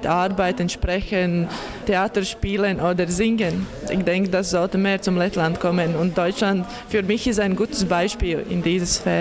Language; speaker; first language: German; non-native, learner; Latvian